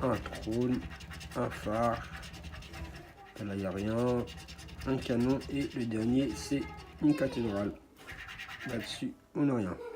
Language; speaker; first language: French; native; French